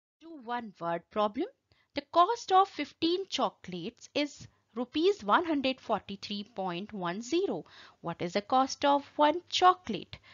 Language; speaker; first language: English; non-native, local second language; Hindi